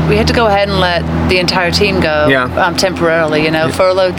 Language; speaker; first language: English; native; English